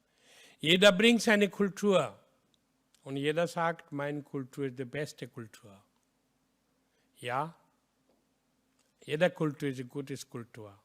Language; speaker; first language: German; non-native, learner; Hindi